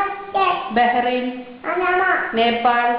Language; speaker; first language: English; non-native, learner; Arabic